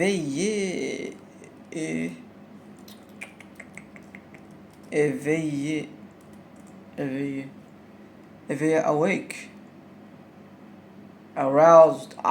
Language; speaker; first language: French; non-native, learner; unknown